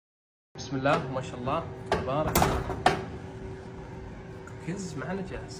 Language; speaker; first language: Arabic; native; Arabic